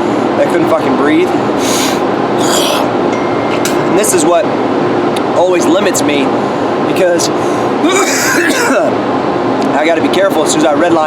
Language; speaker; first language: English; native; English